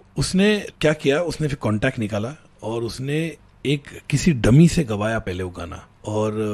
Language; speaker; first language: Hindi; native; Hindi